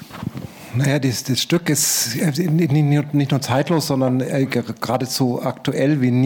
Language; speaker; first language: German; native; German